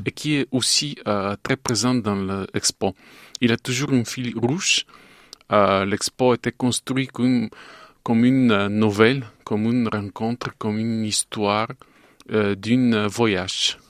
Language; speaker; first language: French; non-native, fluent; Bulgarian